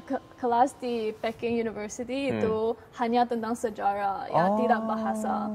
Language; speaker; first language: Indonesian; non-native, learner; Chinese